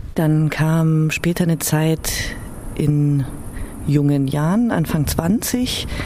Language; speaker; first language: German; early bilingual, heritage; German